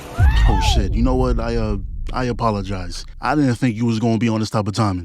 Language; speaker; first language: English; native; English